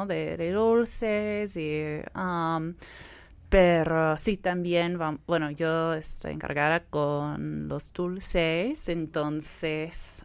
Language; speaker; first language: Spanish; non-native, fluent; Persian